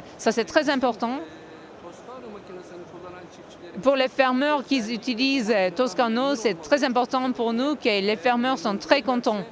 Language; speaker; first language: French; non-native, learner; Turkish